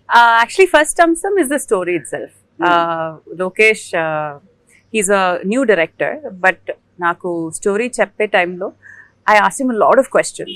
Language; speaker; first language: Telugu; non-native, fluent; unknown